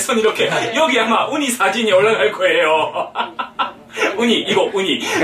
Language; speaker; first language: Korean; non-native, fluent; Japanese